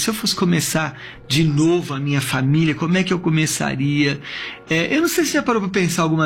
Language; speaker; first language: Portuguese; native; Portuguese